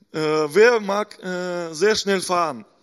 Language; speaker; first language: German; non-native, fluent; Russian